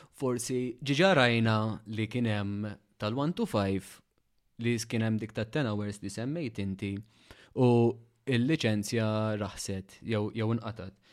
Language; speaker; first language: Maltese; native; Maltese